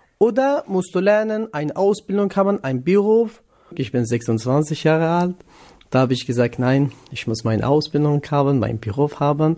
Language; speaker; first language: German; non-native, learner; Kurdish